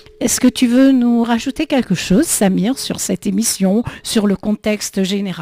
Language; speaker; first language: French; native; French